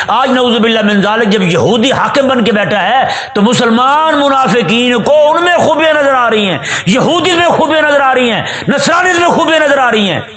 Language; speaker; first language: Urdu; non-native, local second language; Punjabi